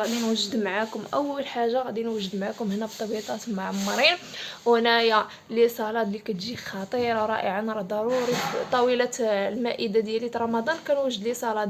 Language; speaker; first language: Arabic; native; Arabic